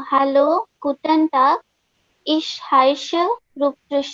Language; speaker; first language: German; non-native, learner; Assamese